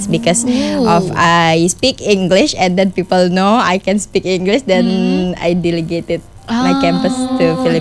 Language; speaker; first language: English; non-native, fluent; Indonesian